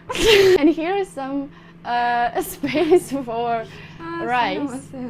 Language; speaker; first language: English; non-native, fluent; Russian